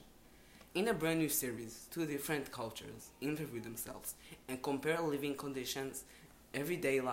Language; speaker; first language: English; non-native, fluent; Hebrew